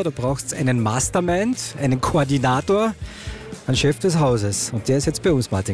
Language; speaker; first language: German; native; German